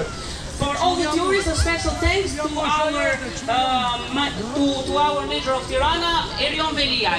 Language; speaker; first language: English; non-native, learner; Albanian